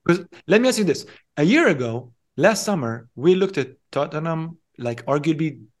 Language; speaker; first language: English; non-native, fluent; Hebrew